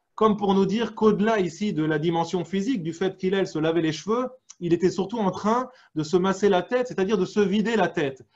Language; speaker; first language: French; native; French